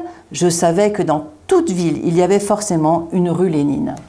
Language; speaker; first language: French; native; French